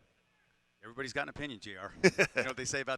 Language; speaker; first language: English; native; English